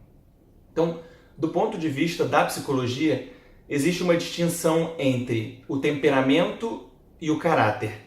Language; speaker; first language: Portuguese; native; Portuguese